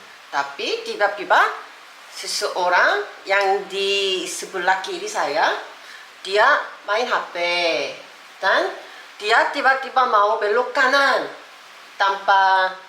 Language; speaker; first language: Indonesian; non-native, learner; Korean